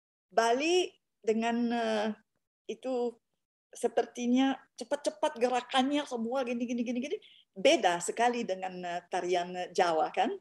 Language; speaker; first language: Indonesian; non-native, fluent; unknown